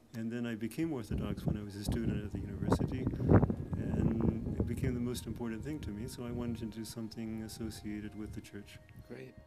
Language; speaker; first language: English; native; English